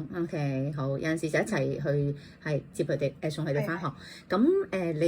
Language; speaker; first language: Cantonese; native; Cantonese